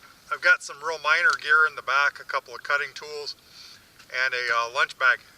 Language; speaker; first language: English; native; English